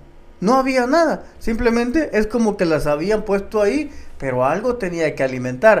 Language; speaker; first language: Spanish; native; Spanish